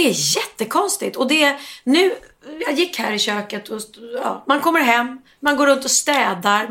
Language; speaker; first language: Swedish; native; Swedish